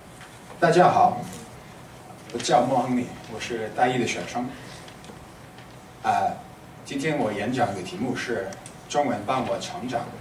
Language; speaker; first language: Chinese; non-native, fluent; English